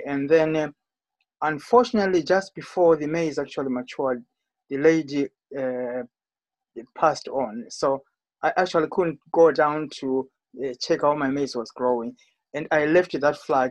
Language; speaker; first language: English; non-native, local second language; Shona